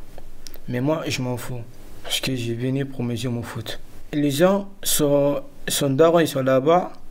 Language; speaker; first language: French; non-native, learner; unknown